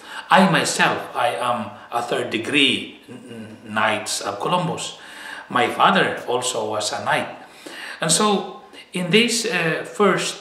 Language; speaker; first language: English; non-native, fluent; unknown